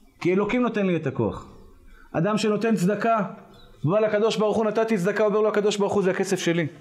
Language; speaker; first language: Hebrew; native; Hebrew